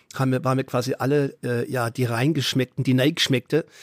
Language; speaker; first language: German; native; German